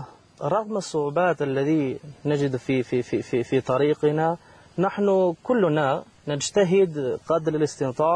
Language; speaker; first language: Arabic; non-native, fluent; Albanian